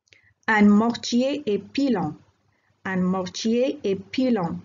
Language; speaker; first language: French; non-native, local second language; Arabic